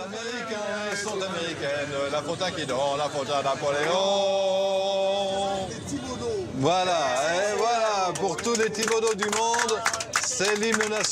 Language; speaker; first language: French; native; French